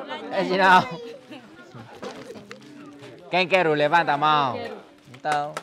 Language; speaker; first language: Portuguese; non-native, learner; Vietnamese